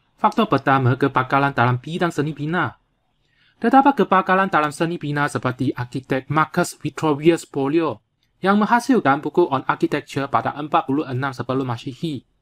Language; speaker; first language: Malay; non-native, local second language; Chinese